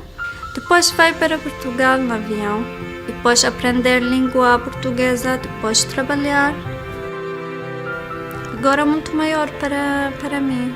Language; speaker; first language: Portuguese; non-native, learner; Arabic